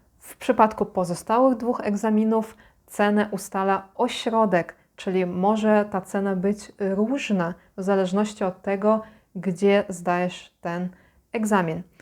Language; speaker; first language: Polish; native; Polish